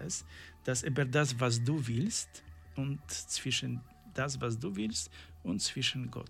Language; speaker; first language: German; non-native, learner; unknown